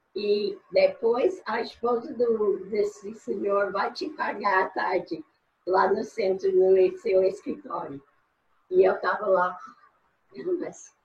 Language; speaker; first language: Portuguese; non-native, fluent; English